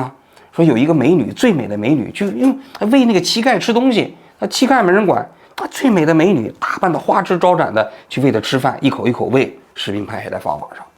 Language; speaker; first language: Chinese; native; Chinese